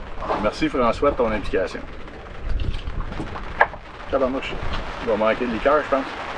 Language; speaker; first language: French; native; French